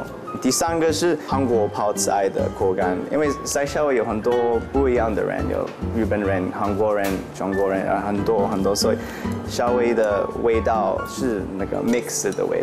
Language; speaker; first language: Chinese; non-native, learner; English